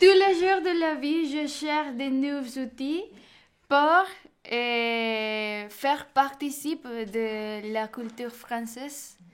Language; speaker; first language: French; non-native, learner; Spanish